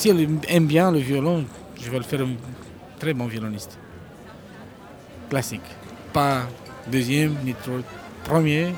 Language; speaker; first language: French; non-native, learner; Romanian